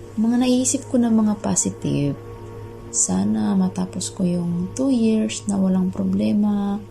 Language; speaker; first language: Filipino; non-native, local second language; Bikol